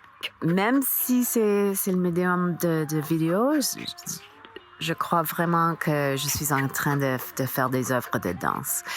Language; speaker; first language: French; non-native, fluent; English